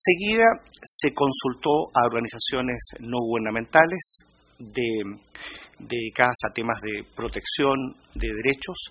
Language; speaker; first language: Spanish; native; Spanish